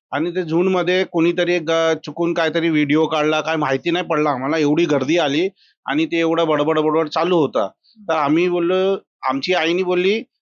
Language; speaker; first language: Marathi; native; Marathi